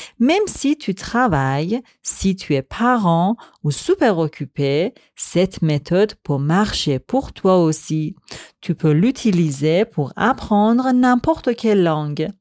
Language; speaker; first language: French; non-native, fluent; Persian